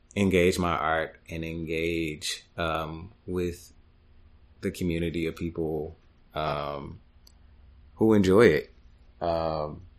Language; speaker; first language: English; native; English